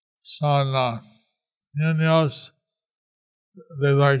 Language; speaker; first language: Spanish; non-native, learner; English